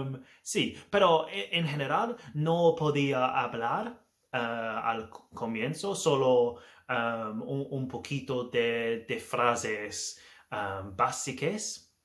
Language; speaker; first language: Spanish; non-native, learner; English